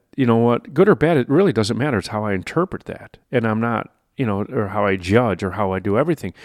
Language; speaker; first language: English; native; English